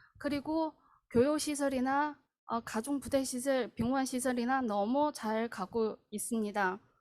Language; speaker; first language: Korean; non-native, fluent; Chinese